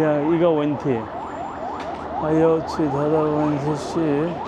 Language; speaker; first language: Chinese; non-native, fluent; Bangla